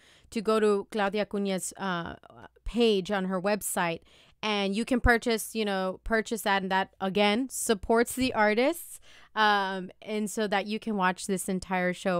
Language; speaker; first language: English; early bilingual, other home language; Spanish